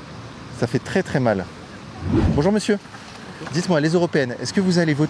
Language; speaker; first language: French; native; French